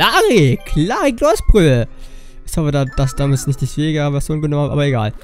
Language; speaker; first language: German; native; German